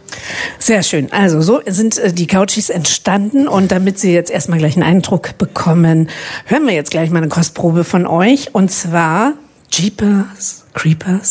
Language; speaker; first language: German; native; German